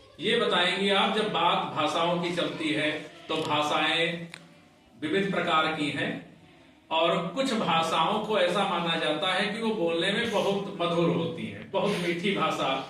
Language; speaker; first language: Hindi; native; Hindi